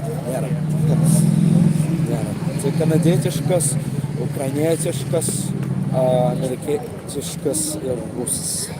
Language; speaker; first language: Lithuanian; early bilingual, heritage; Lithuanian